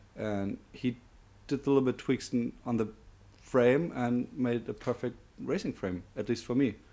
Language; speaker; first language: English; non-native, fluent; German